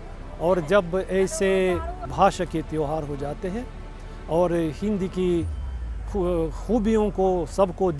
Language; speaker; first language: Hindi; non-native, fluent; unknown